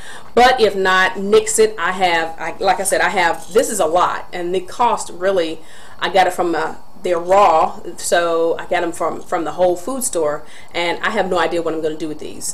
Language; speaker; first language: English; native; English